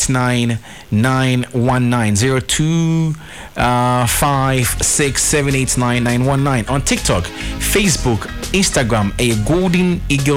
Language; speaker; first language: English; non-native, local second language; Ewe